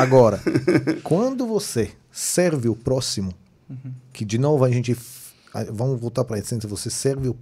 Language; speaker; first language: Portuguese; non-native, fluent; Hebrew